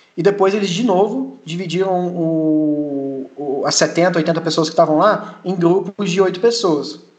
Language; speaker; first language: Portuguese; early bilingual, heritage; Portuguese